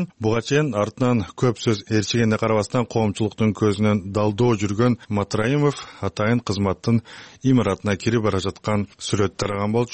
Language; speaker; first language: Kyrgyz; native; Kyrgyz